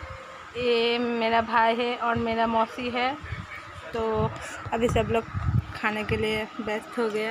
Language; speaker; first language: Hindi; non-native, local second language; Assamese